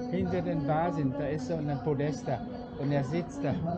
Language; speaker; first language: German; non-native, fluent; Vietnamese